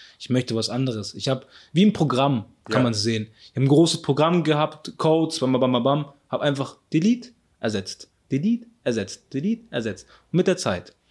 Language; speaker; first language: German; early bilingual, other home language; Arabic